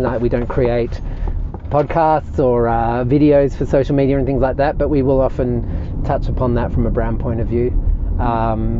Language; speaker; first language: English; native; English